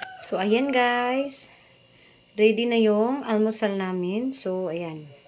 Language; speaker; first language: Filipino; non-native, local second language; Cebuano